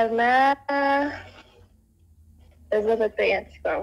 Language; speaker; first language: Persian; native; Persian